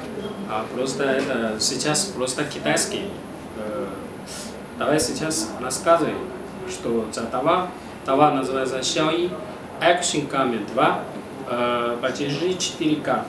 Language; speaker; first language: Russian; non-native, learner; Chinese